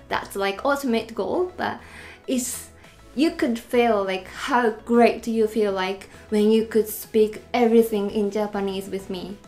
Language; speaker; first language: English; non-native, fluent; Japanese